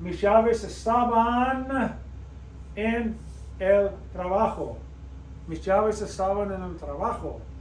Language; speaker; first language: Spanish; non-native, fluent; English